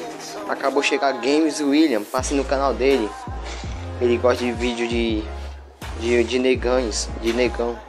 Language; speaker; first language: Portuguese; native; Portuguese